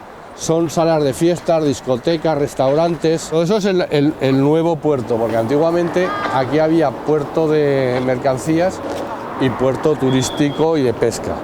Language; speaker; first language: Spanish; native; Spanish